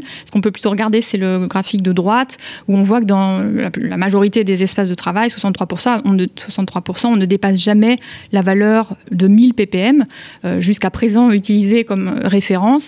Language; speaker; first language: French; native; French